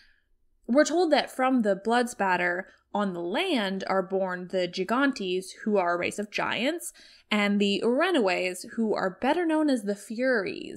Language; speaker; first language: English; native; English